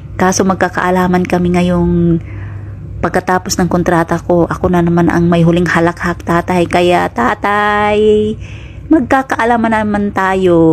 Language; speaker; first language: Filipino; non-native, local second language; Cebuano